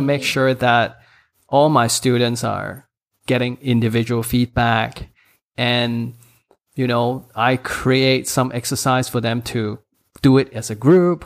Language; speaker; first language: English; non-native, local second language; Cantonese